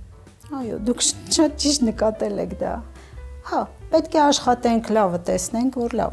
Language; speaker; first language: Armenian; native; Armenian